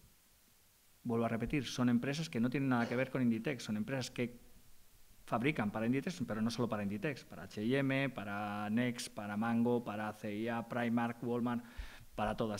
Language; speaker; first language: Spanish; native; Spanish